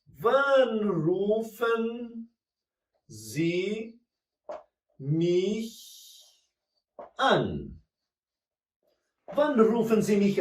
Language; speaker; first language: German; non-native, fluent; Portuguese